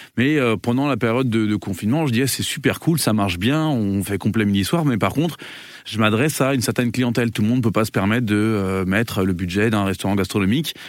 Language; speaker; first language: French; native; French